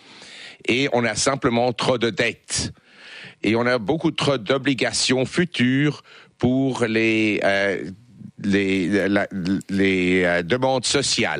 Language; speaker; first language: French; non-native, local second language; Swiss German